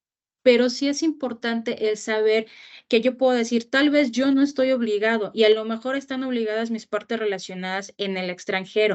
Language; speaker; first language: Spanish; native; Spanish